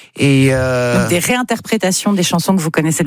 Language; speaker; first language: French; native; French